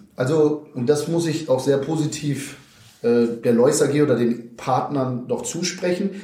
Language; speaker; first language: German; native; German